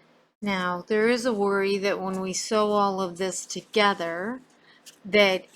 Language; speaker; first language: English; native; English